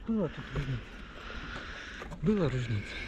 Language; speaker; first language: Polish; non-native, learner; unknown